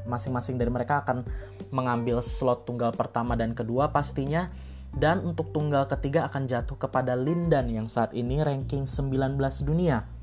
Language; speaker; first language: Indonesian; native; Indonesian